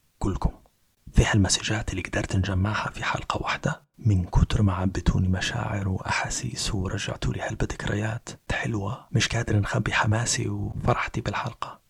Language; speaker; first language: Arabic; native; Arabic